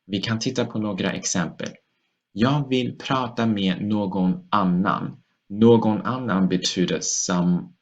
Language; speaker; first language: Swedish; non-native, fluent; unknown